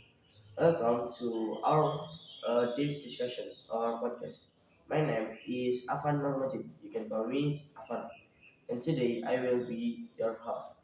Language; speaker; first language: English; non-native, learner; Indonesian